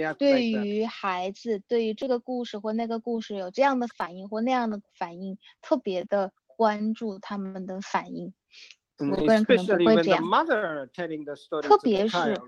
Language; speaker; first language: English; non-native, learner; Japanese